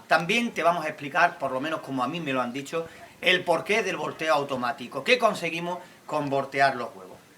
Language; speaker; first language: Spanish; native; Spanish